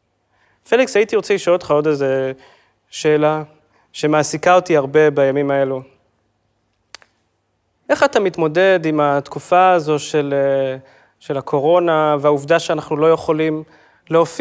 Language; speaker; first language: Hebrew; native; Hebrew